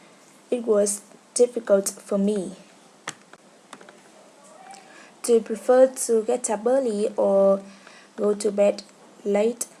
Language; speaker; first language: English; non-native, learner; Vietnamese